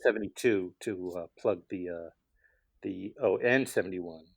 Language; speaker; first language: English; native; English